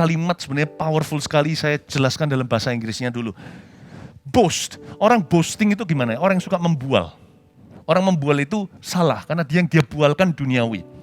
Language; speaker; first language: Indonesian; native; Indonesian